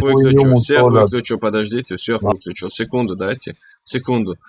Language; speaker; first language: Russian; non-native, local second language; Chechen